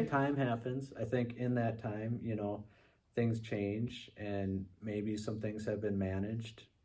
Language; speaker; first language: English; native; English